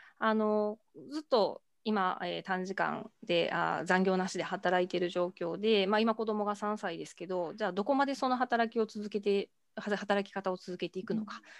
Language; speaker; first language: Japanese; native; Japanese